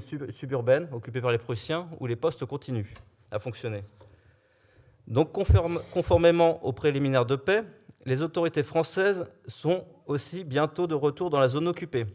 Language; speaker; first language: French; native; French